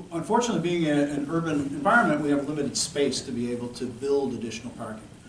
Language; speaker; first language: English; native; English